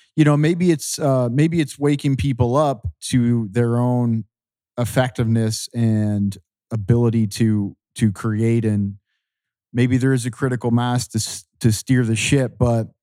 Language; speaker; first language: English; native; English